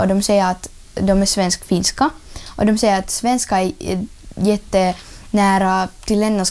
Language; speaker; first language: Swedish; non-native, learner; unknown